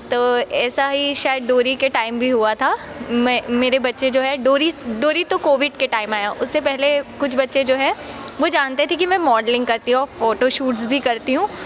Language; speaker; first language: Hindi; native; Hindi